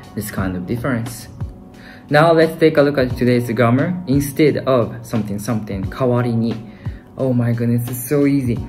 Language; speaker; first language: English; non-native, fluent; Japanese